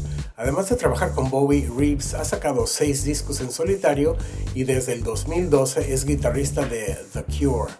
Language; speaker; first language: Spanish; native; Spanish